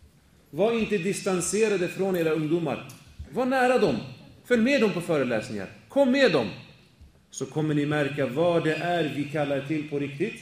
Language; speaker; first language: Swedish; native; Swedish